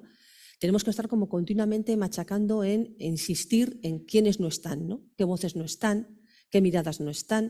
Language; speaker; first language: Spanish; native; Spanish